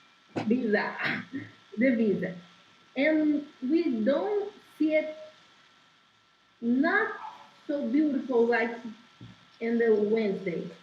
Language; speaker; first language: English; non-native, learner; Portuguese